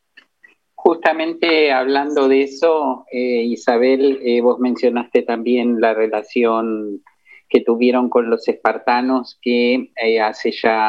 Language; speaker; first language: Spanish; native; Spanish